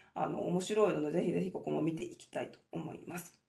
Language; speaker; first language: Japanese; native; Japanese